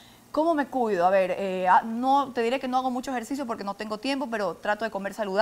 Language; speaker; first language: Spanish; native; Spanish